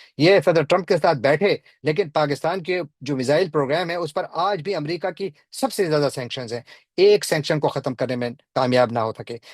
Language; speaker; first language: Urdu; non-native, local second language; Pashto